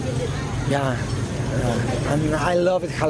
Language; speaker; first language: English; non-native, learner; Spanish